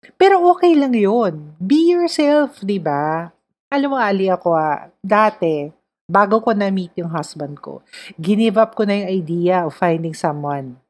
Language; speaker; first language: Filipino; native; Filipino